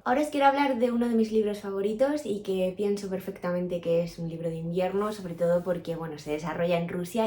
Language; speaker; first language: Spanish; native; Spanish